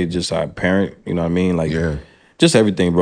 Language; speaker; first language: English; early bilingual, other home language; French